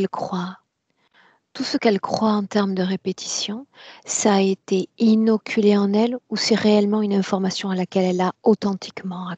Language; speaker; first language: French; native; French